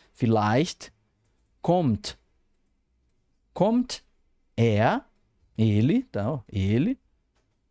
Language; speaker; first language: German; non-native, fluent; Portuguese